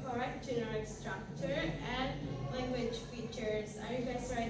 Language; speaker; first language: English; non-native, fluent; Indonesian